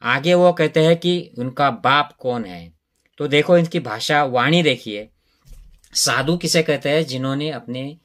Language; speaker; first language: Hindi; non-native, local second language; Marathi